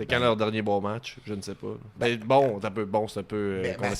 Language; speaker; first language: French; native; French